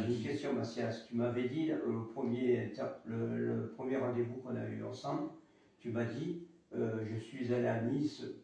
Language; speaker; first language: French; native; French